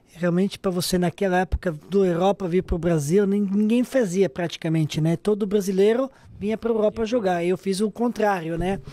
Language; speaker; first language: Portuguese; non-native, fluent; Serbian